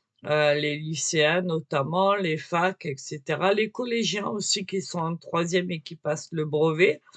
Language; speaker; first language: French; native; French